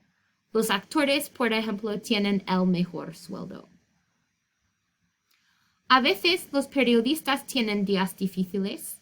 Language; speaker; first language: Spanish; non-native, fluent; English